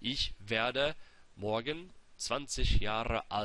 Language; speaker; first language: German; non-native, fluent; English